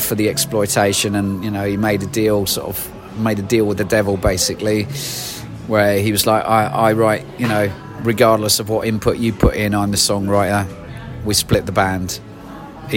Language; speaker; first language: English; native; English